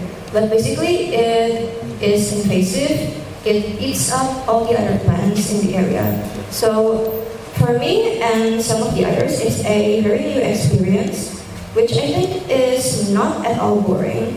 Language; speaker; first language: English; non-native, fluent; Indonesian